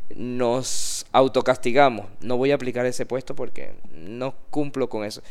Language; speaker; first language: Spanish; native; Spanish